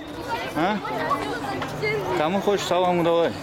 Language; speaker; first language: Russian; non-native, local second language; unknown